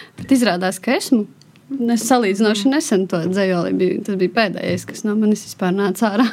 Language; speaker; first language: Latvian; non-native, local second language; Russian